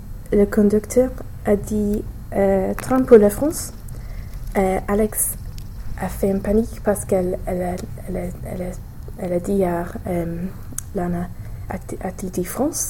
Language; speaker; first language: French; non-native, learner; English